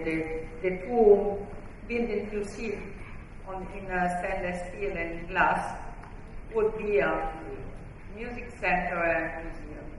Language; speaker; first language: English; non-native, fluent; Italian